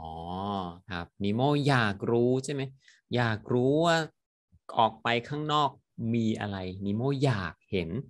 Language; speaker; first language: Thai; native; Thai